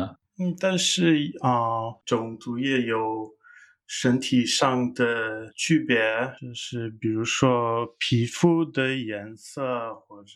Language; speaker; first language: Chinese; non-native, fluent; English